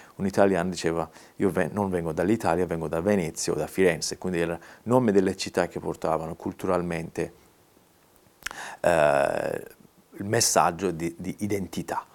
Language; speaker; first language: Italian; non-native, fluent; Persian